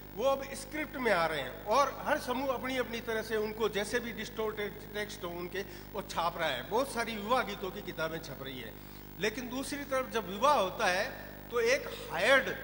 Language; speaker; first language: Hindi; non-native, local second language; Rajasthani